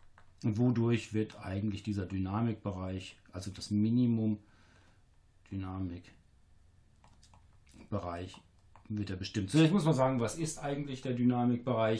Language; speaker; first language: German; native; German